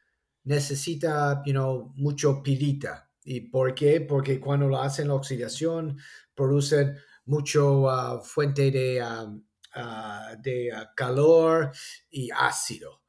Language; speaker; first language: Spanish; non-native, fluent; English